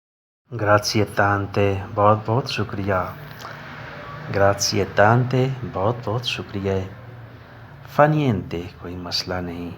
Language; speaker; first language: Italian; non-native, learner; Urdu